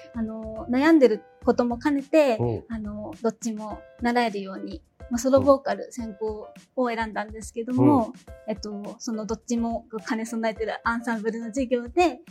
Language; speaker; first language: Japanese; native; Japanese